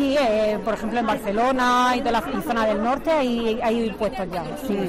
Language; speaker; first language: Spanish; native; Spanish